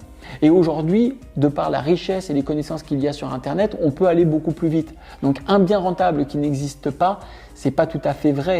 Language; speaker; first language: French; native; French